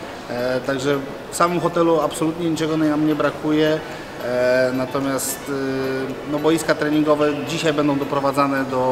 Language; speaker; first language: Polish; native; Polish